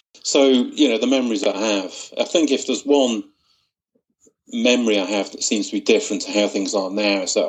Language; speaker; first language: English; native; English